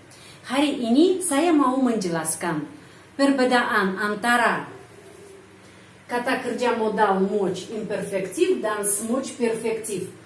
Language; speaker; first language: Indonesian; non-native, fluent; Russian